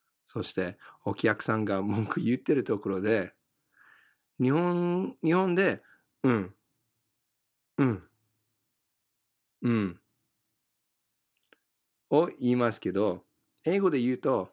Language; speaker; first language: Japanese; non-native, fluent; English